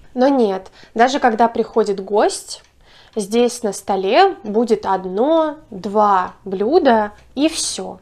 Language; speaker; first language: Russian; native; Russian